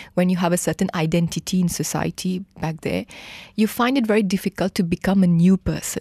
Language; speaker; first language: English; non-native, fluent; Morisyen